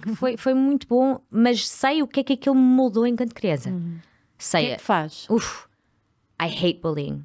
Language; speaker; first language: Portuguese; non-native, local second language; English